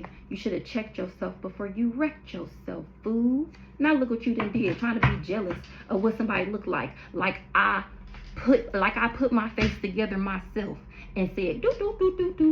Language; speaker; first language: English; native; English